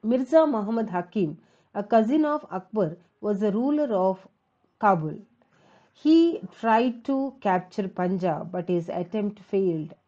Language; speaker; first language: English; non-native, local second language; Kannada